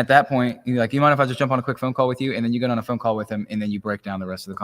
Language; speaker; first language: English; native; English